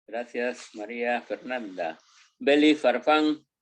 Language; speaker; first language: Spanish; native; Spanish